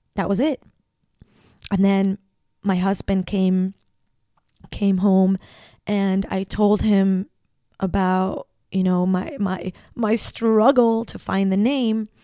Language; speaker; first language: English; non-native, fluent; Spanish